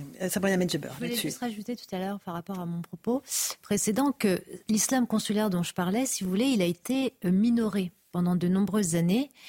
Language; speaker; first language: French; native; French